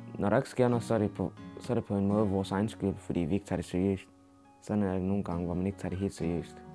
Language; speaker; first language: Danish; early bilingual, other home language; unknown